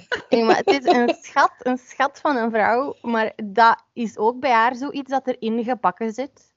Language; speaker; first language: Dutch; native; Dutch